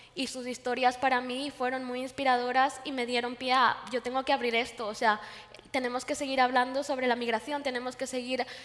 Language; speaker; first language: Spanish; native; Spanish